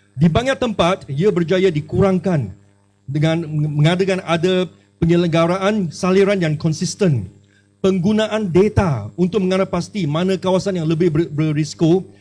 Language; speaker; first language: Malay; non-native, local second language; Chinese